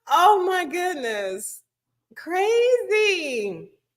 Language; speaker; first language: English; native; English